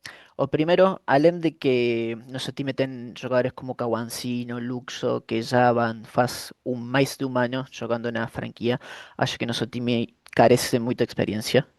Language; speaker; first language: Portuguese; non-native, fluent; Spanish